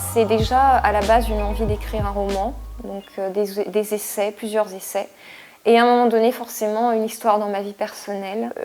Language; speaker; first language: French; native; French